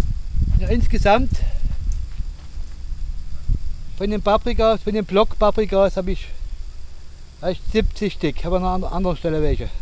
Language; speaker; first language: German; non-native, fluent; Russian